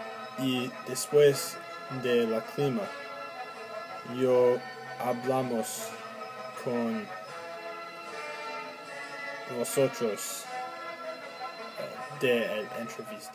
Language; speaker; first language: Spanish; non-native, learner; English